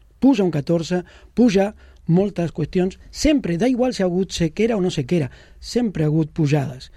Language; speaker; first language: Catalan; non-native, local second language; Spanish